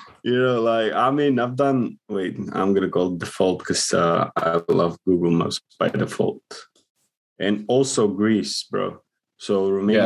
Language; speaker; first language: English; non-native, fluent; Macedonian